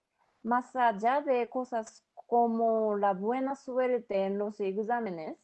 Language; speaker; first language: Spanish; non-native, fluent; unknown